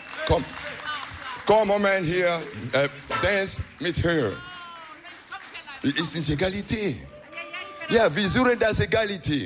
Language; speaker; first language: English; non-native, learner; German